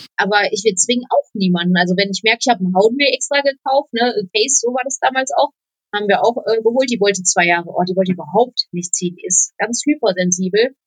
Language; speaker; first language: German; non-native, fluent; Polish